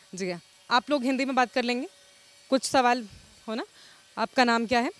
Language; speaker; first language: Hindi; native; Hindi